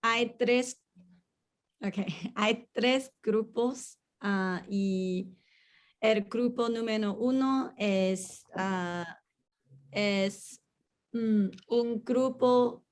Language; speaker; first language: Spanish; non-native, learner; Chinese